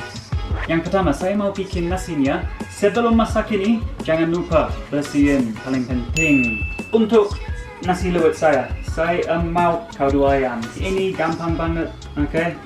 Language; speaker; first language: Indonesian; non-native, learner; English